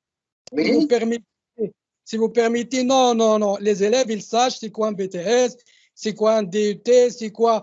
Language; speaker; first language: French; non-native, local second language; Arabic